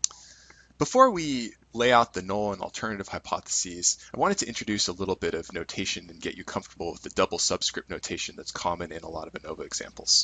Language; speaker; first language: English; native; English